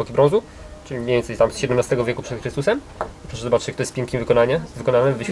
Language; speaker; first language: Polish; native; Polish